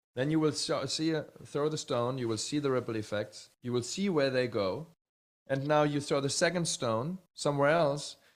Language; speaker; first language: English; early bilingual, other home language; Czech